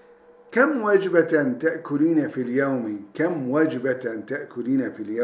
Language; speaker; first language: Arabic; non-native, fluent; Turkish